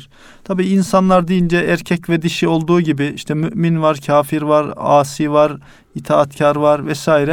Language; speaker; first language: Turkish; native; Turkish